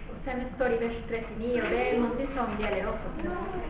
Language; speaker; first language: Swedish; non-native, fluent; Spanish